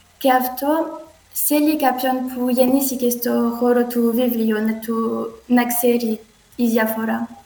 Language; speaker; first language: Greek; non-native, learner; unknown